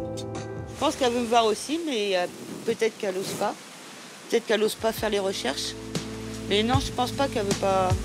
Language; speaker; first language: French; native; French